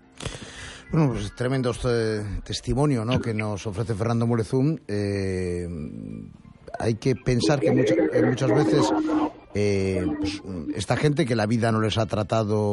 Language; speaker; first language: Spanish; native; Spanish